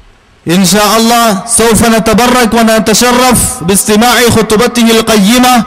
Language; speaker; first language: Arabic; non-native, fluent; Malayalam